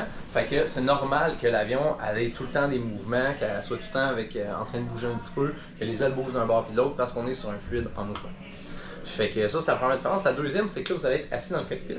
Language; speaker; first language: French; native; French